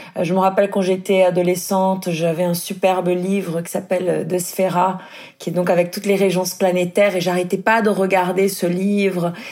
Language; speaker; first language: French; non-native, fluent; Portuguese